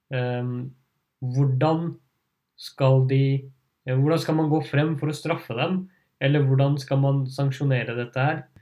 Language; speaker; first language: Norwegian; early bilingual, other home language; Urdu